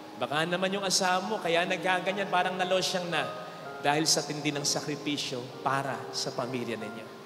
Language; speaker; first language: Filipino; native; Filipino